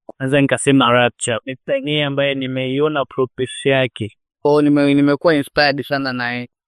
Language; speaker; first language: Swahili; native; Swahili